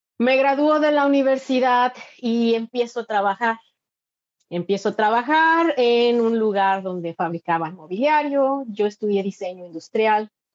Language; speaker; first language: Spanish; native; Spanish